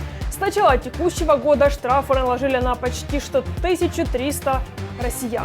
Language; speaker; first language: Russian; native; Russian